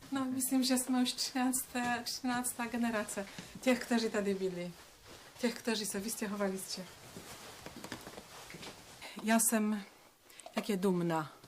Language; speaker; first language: Czech; early bilingual, heritage; Polish